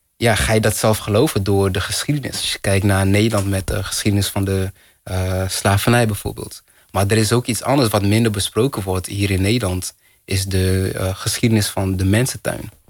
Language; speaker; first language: Dutch; non-native, fluent; Kinyarwanda